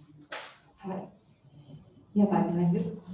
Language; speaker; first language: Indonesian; non-native, fluent; Japanese